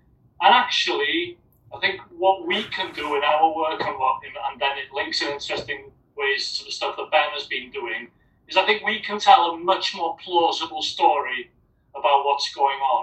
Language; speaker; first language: English; native; English